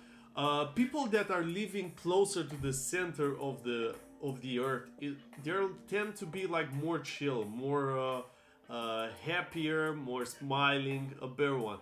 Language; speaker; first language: English; non-native, fluent; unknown